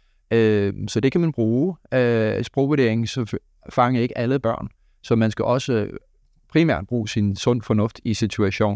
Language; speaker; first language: Danish; non-native, fluent; English